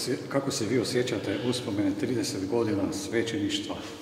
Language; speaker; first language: Serbian; non-native, fluent; Slovenian